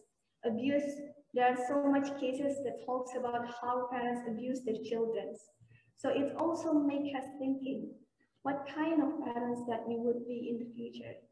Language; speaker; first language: English; non-native, learner; Indonesian